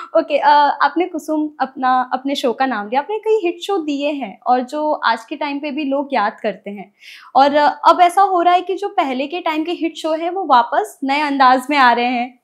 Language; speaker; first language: Hindi; native; Hindi